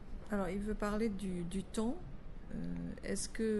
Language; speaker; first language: French; non-native, fluent; Arabic